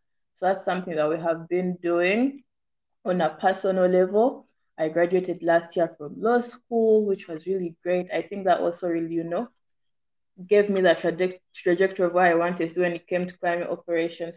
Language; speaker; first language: English; non-native, local second language; Ganda